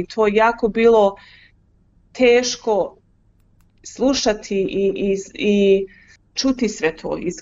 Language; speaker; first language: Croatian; early bilingual, heritage; Croatian